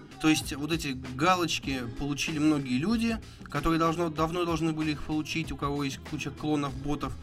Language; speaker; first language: Russian; native; Russian